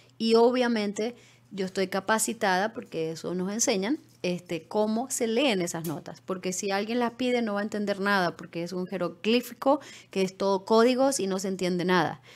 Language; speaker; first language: Spanish; native; Spanish